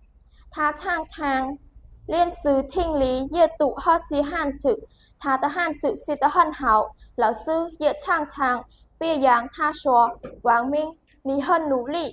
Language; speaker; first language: Chinese; non-native, learner; Khmer